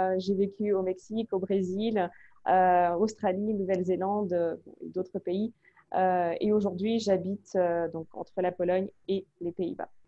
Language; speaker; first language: French; native; French